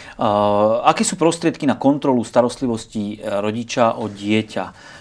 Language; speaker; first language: Slovak; native; Slovak